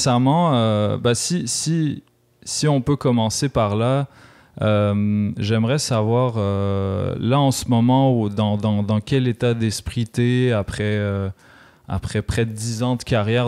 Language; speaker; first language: French; native; French